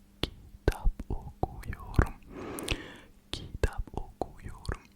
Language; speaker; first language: Turkish; early bilingual, heritage; Turkish